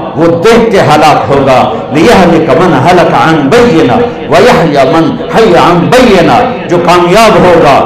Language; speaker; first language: Urdu; non-native, local second language; Punjabi